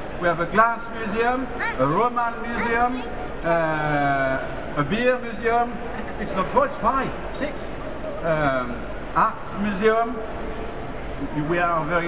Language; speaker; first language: English; non-native, learner; French